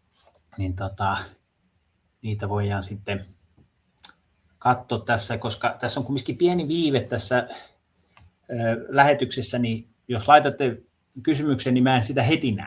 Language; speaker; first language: Finnish; native; Finnish